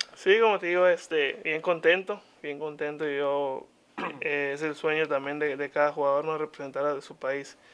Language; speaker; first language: Spanish; native; Spanish